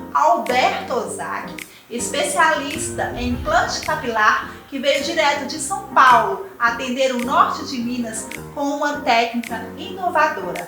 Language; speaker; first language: Portuguese; native; Portuguese